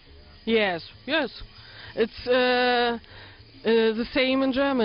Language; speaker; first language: English; non-native, learner; German